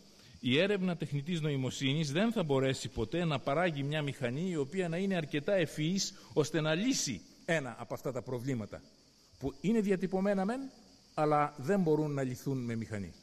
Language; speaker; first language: Greek; native; Greek